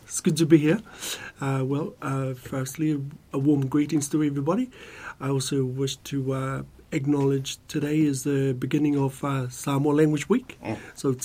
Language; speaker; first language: English; native; English